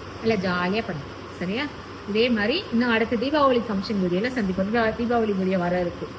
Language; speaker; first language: Tamil; native; Tamil